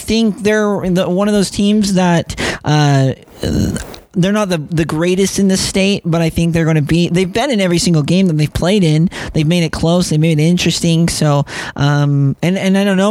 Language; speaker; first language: English; native; English